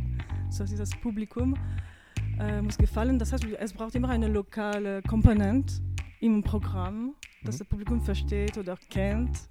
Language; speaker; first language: German; non-native, fluent; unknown